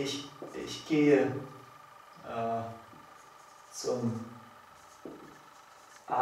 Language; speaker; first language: German; non-native, learner; Polish